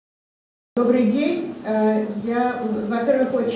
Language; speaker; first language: Russian; native; Russian